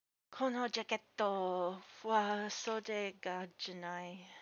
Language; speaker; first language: Japanese; non-native, learner; English